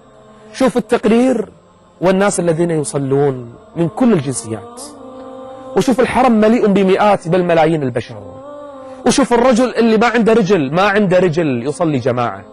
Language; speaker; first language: Arabic; native; Arabic